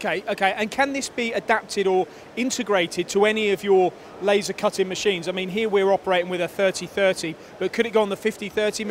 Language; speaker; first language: English; native; English